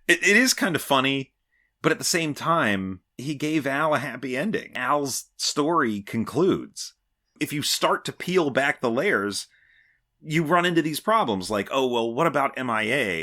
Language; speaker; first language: English; native; English